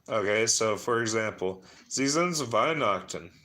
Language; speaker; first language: German; non-native, learner; English